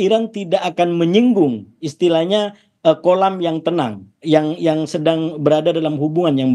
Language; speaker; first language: Indonesian; native; Indonesian